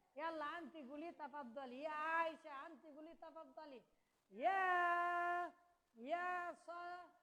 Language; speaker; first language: Arabic; non-native, fluent; Bangla